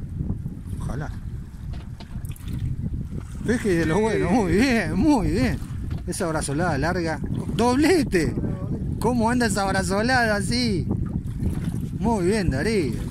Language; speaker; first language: Spanish; native; Spanish